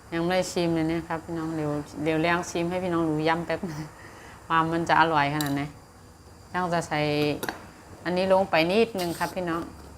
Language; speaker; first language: Thai; native; Thai